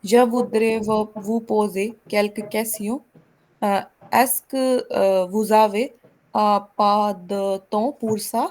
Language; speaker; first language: French; non-native, learner; Hindi